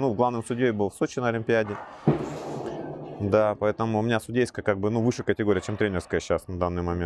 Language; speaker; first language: Russian; native; Russian